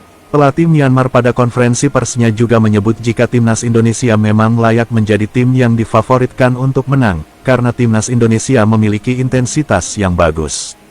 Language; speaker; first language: Indonesian; native; Indonesian